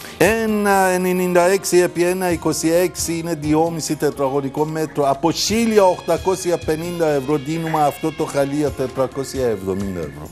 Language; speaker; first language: Greek; non-native, fluent; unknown